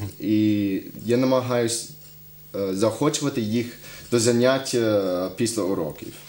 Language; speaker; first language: Ukrainian; non-native, fluent; English